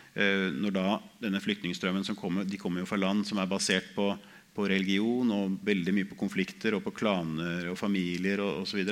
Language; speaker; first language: Norwegian; native; Norwegian